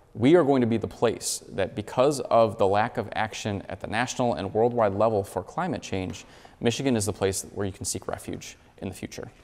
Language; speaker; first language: English; native; English